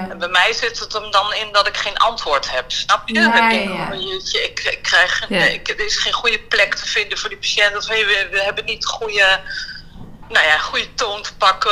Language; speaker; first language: Dutch; native; Dutch